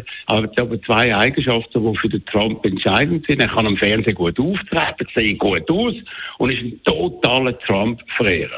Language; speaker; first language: German; native; German